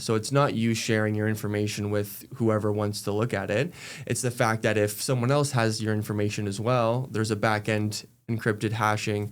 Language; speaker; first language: English; native; English